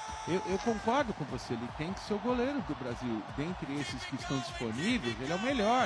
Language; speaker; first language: Portuguese; native; Portuguese